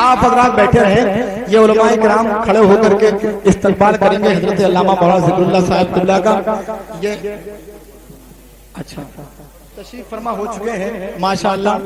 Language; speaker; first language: Urdu; native; Urdu